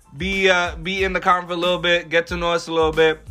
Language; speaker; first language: English; early bilingual, other home language; Arabic